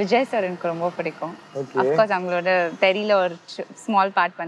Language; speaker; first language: Tamil; non-native, fluent; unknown